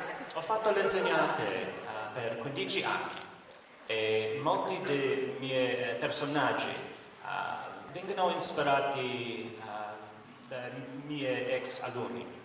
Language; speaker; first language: Italian; non-native, learner; English